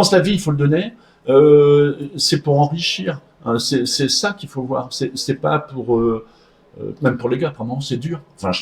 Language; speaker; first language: French; native; French